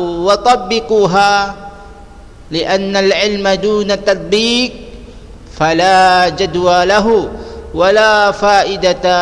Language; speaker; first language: Arabic; non-native, fluent; Indonesian